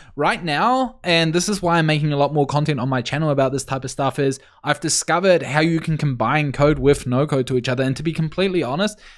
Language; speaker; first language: English; native; English